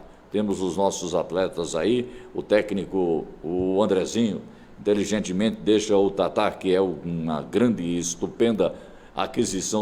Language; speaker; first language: Portuguese; native; Portuguese